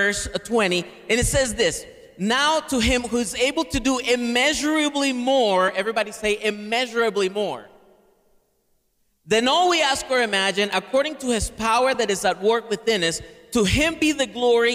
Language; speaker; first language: English; non-native, fluent; Spanish